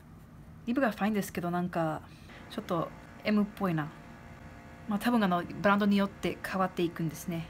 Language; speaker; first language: Japanese; non-native, fluent; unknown